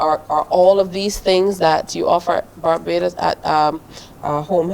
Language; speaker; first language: English; native; English